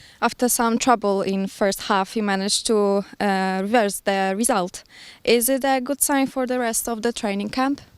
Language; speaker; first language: English; non-native, fluent; Polish